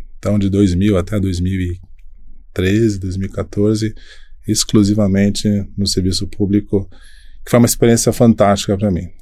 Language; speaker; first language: Portuguese; native; Portuguese